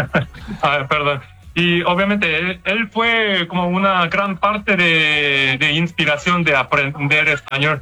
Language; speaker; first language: Spanish; non-native, fluent; Korean